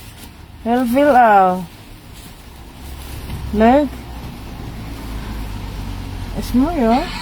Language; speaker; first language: Dutch; non-native, learner; Filipino